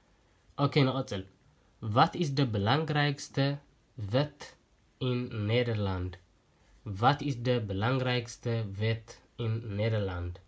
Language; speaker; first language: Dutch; non-native, fluent; Tigrinya